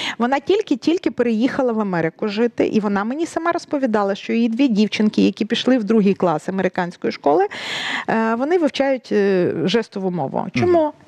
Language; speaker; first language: Ukrainian; native; Ukrainian